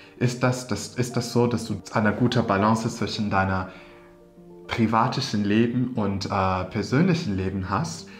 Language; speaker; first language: German; non-native, fluent; English